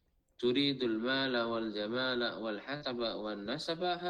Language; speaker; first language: Arabic; non-native, fluent; Indonesian